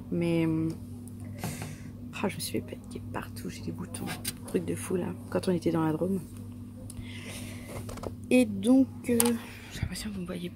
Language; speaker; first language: French; native; French